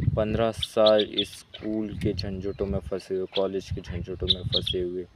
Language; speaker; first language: Hindi; non-native, local second language; Marathi